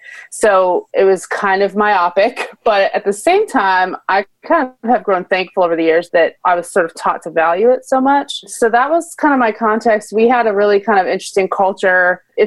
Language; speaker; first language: English; native; English